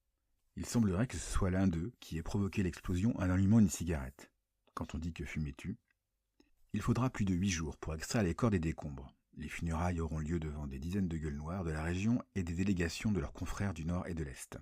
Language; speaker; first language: French; native; French